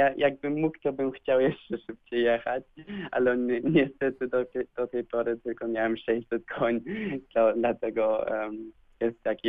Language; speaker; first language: Polish; early bilingual, heritage; Polish